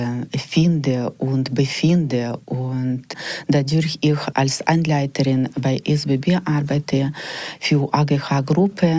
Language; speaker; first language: German; non-native, learner; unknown